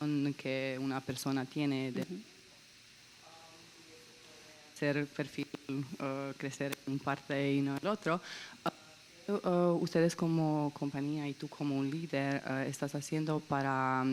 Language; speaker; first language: Spanish; non-native, learner; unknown